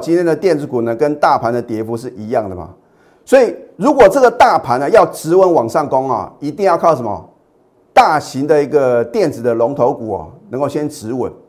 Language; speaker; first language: Chinese; native; Chinese